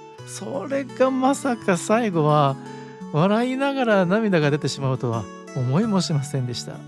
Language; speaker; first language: Japanese; native; Japanese